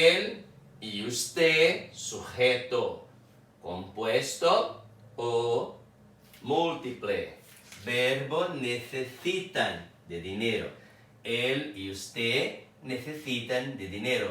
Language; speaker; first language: Spanish; non-native, fluent; Portuguese